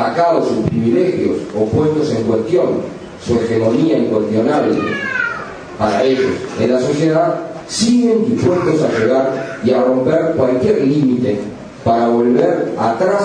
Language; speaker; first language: Spanish; native; Spanish